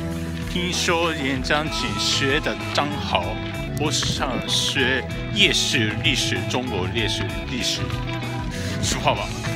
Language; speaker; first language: Chinese; non-native, learner; Japanese